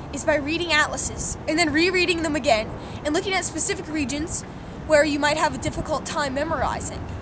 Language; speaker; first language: English; native; English